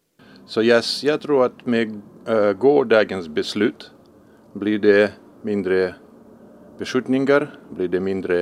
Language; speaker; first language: Swedish; non-native, fluent; Russian